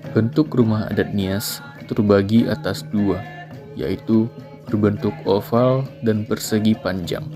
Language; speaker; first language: Indonesian; native; Indonesian